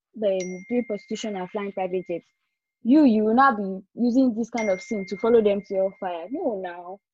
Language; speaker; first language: English; non-native, local second language; Yoruba